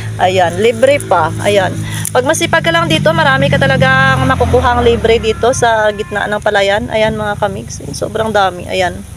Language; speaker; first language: Filipino; non-native, local second language; Hiligaynon